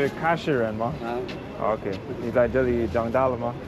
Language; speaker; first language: Chinese; non-native, learner; English